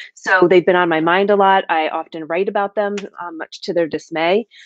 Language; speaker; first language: English; native; English